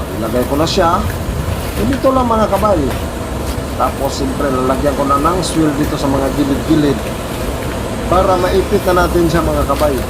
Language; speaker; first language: Filipino; non-native, local second language; Cebuano